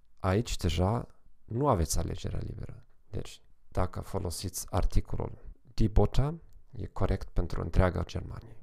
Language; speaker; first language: Romanian; non-native, fluent; German